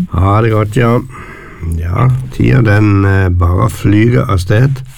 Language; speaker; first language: Norwegian; native; Norwegian